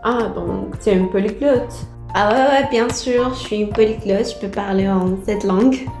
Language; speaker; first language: French; non-native, learner; Persian